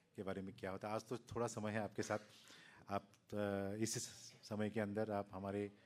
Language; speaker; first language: Hindi; non-native, local second language; Assamese